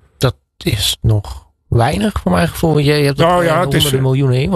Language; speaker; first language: Dutch; native; Dutch